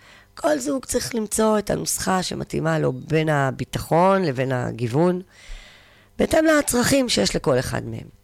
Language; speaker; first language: Hebrew; native; Hebrew